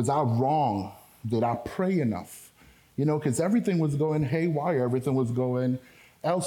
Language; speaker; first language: English; non-native, local second language; Spanish